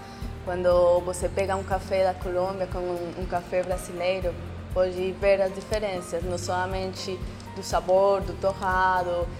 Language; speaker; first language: Portuguese; non-native, fluent; Spanish